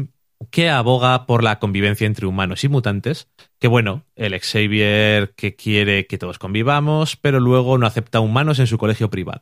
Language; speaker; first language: Spanish; native; Spanish